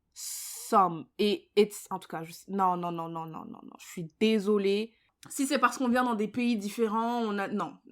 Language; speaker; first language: French; native; French